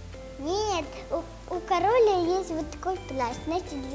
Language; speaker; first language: Russian; non-native, learner; Tajik